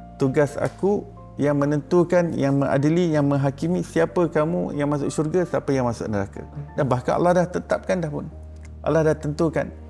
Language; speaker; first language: Malay; native; Malay